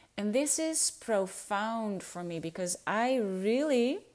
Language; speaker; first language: English; non-native, fluent; Dutch